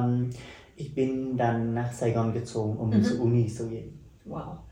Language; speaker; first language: German; non-native, fluent; Vietnamese